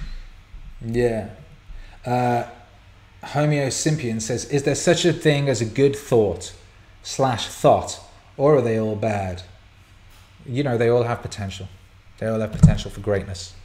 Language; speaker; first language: English; native; English